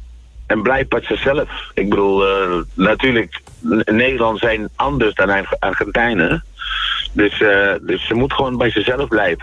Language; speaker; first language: Dutch; non-native, fluent; Spanish